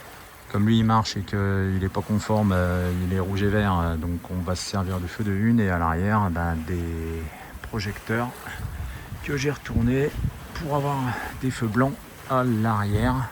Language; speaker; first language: French; native; French